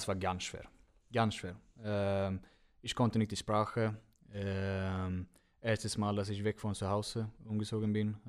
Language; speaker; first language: German; non-native, fluent; Swedish